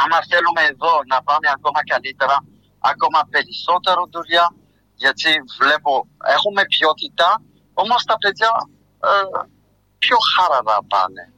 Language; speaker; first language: Greek; non-native, fluent; French